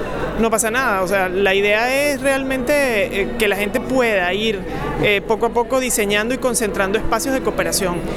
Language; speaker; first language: Spanish; native; Spanish